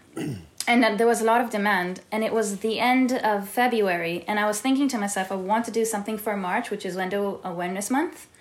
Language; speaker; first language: English; early bilingual, heritage; Hebrew